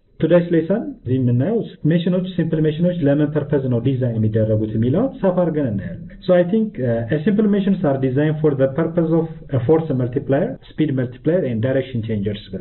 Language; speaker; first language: English; non-native, fluent; Amharic